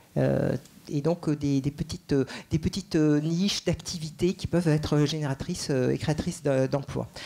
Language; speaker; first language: French; native; French